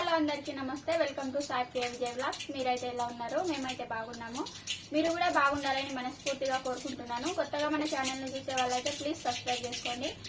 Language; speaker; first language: Telugu; native; Telugu